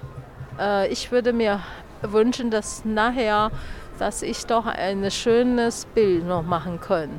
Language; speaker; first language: German; non-native, learner; Chinese